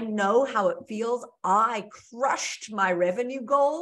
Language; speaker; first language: English; native; English